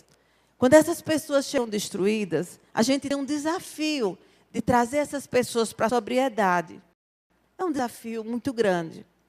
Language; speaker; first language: Portuguese; native; Portuguese